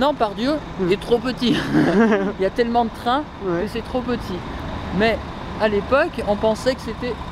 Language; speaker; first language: French; native; French